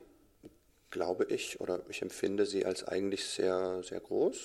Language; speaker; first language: German; native; German